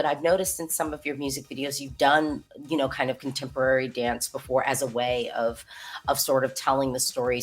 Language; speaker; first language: English; native; English